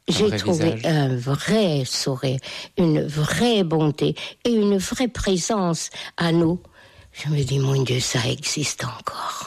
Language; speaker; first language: French; non-native, fluent; Hungarian